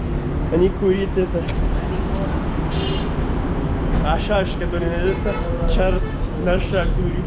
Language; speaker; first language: Russian; non-native, learner; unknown